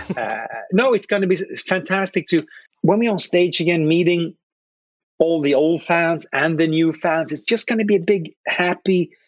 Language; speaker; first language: English; non-native, fluent; Swedish